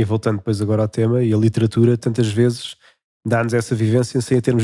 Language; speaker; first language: Portuguese; native; Portuguese